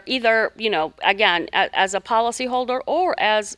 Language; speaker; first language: English; non-native, fluent; Arabic